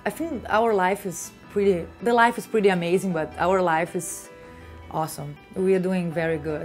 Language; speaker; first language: English; non-native, fluent; Portuguese